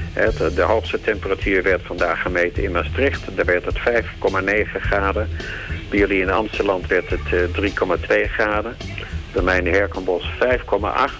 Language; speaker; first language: Dutch; native; Dutch